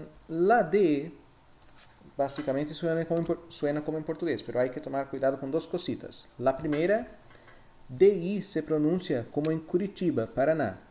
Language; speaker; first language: Spanish; non-native, fluent; Portuguese